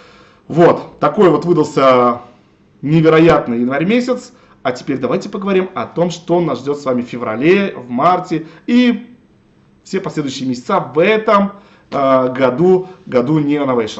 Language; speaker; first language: Russian; native; Russian